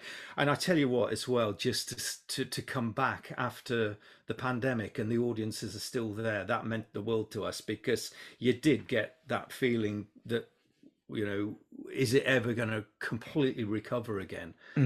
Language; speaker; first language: English; native; English